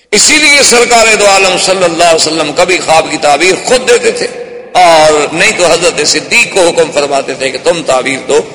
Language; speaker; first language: Urdu; native; Urdu